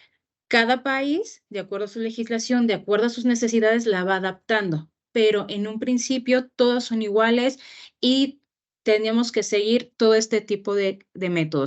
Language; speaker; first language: Spanish; native; Spanish